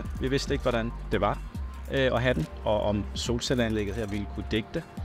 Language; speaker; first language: Danish; non-native, fluent; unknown